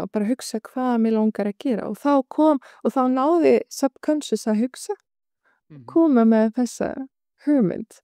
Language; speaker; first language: Icelandic; non-native, fluent; Arabic